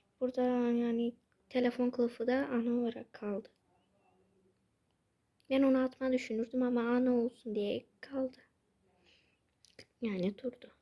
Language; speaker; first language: Turkish; early bilingual, heritage; Turkish